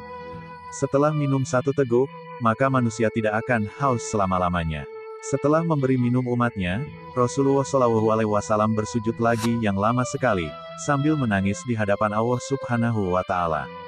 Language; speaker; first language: Indonesian; native; Indonesian